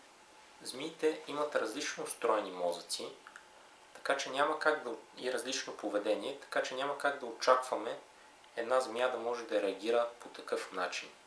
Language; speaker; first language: Bulgarian; native; Bulgarian